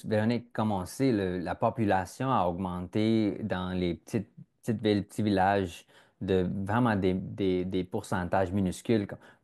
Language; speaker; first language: French; non-native, fluent; English